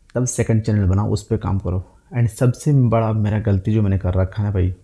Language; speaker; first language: Hindi; native; Hindi